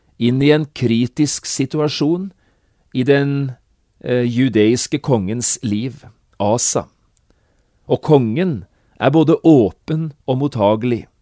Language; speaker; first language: Norwegian; native; Norwegian